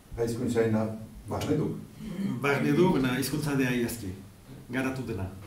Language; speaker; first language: Basque; native; Basque